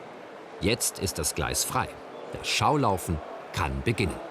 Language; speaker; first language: German; native; German